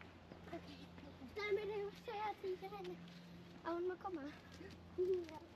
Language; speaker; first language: Icelandic; early bilingual, heritage; Icelandic